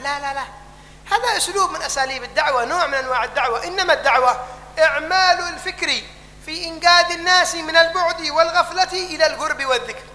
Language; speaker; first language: Arabic; native; Arabic